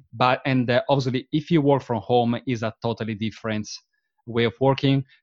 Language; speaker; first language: English; non-native, fluent; Italian